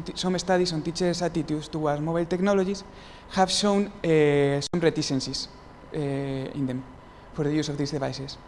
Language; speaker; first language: English; non-native, fluent; Spanish